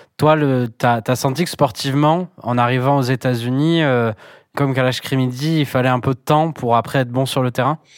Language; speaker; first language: French; native; French